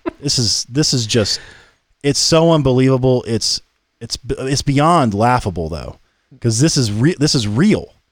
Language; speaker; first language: English; native; English